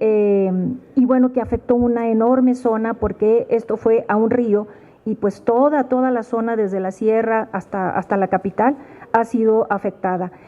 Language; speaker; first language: Spanish; native; Spanish